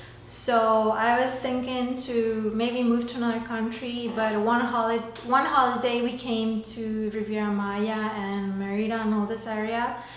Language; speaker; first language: English; non-native, fluent; Spanish